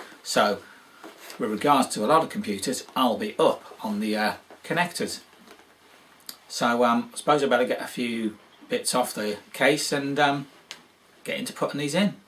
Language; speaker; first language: English; native; English